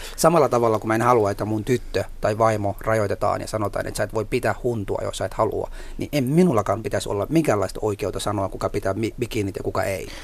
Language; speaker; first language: Finnish; non-native, fluent; Somali